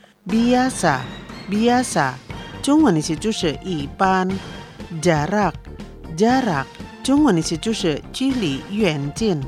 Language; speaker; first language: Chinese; non-native, fluent; Indonesian